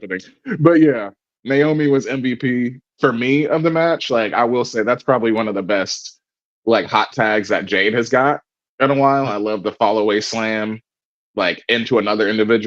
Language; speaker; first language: English; native; English